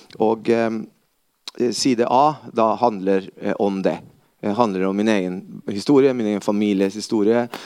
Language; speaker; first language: Norwegian; early bilingual, other home language; Spanish